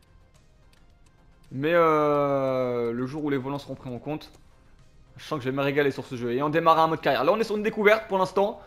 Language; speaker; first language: French; native; French